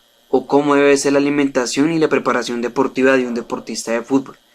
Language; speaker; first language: Spanish; native; Spanish